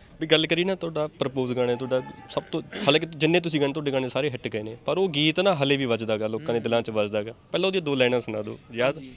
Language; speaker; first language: Punjabi; native; Punjabi